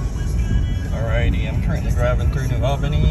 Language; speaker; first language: English; native; English